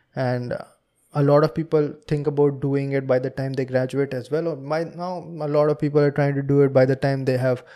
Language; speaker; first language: English; non-native, local second language; Hindi